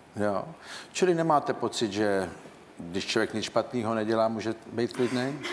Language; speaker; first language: Czech; native; Czech